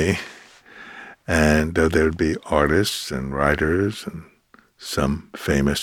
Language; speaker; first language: English; native; English